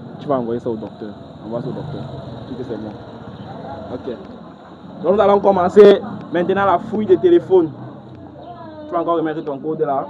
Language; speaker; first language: French; native; French